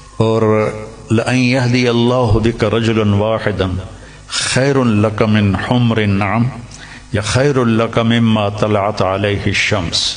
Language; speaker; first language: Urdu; non-native, local second language; Punjabi